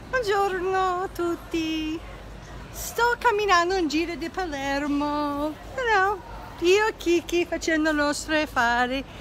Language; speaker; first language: Italian; non-native, learner; English